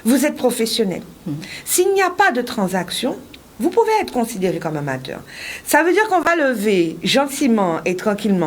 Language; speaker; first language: French; native; French